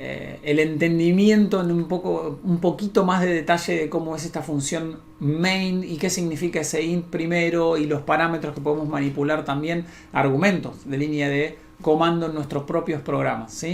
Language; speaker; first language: Spanish; native; Spanish